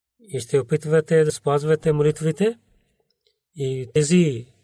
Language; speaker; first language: Bulgarian; non-native, learner; Urdu